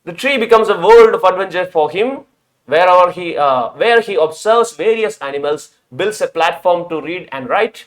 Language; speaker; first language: English; non-native, local second language; Malayalam